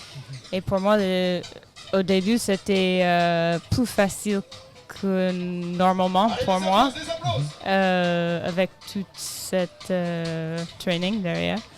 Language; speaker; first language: French; non-native, learner; English